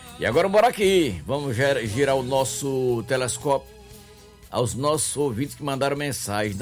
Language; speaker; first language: Portuguese; native; Portuguese